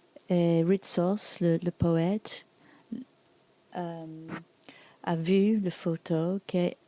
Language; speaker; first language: French; non-native, learner; English